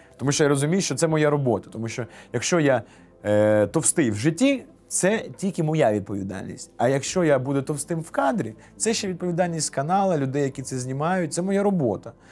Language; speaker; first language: Ukrainian; non-native, local second language; Russian